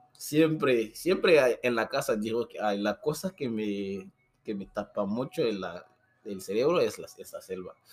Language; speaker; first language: Spanish; non-native, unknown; Susu